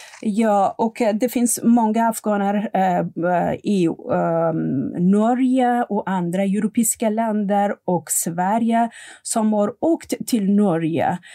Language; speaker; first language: Swedish; non-native, fluent; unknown